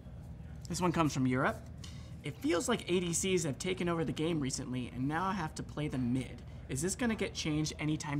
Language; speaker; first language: English; native; English